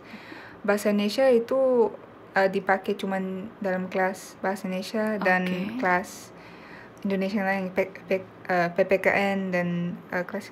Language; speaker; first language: Indonesian; non-native, local second language; Korean